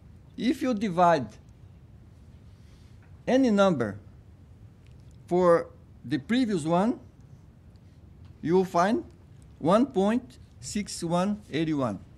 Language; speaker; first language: English; non-native, fluent; Portuguese